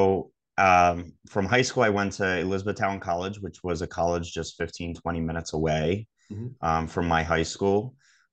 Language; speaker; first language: English; native; English